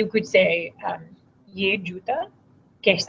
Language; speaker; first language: Hindi; non-native, learner; English